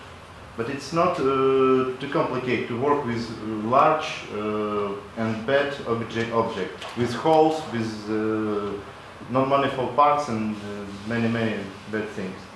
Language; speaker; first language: English; non-native, local second language; Latvian